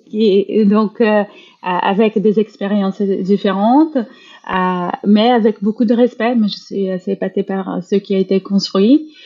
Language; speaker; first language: French; non-native, fluent; Portuguese